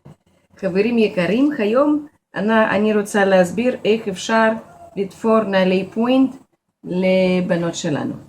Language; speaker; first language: Hebrew; non-native, fluent; Russian